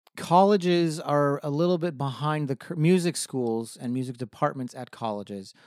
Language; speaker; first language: English; native; English